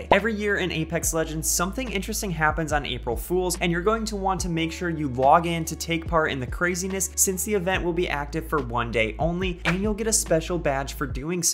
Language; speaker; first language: English; native; English